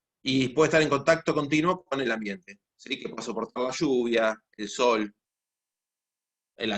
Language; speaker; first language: Spanish; native; Spanish